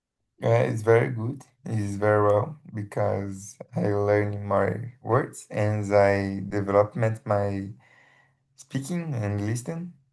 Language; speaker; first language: English; non-native, learner; Portuguese